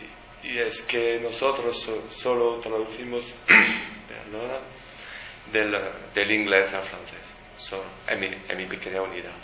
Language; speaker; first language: Spanish; non-native, fluent; French